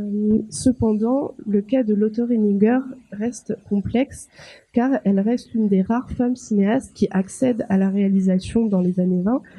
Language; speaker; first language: French; native; French